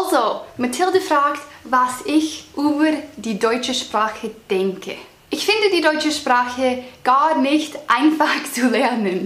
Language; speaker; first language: German; non-native, learner; English